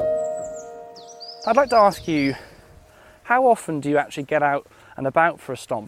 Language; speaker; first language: English; native; English